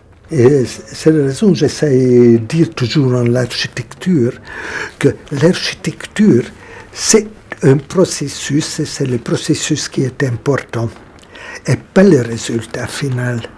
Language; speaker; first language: French; non-native, fluent; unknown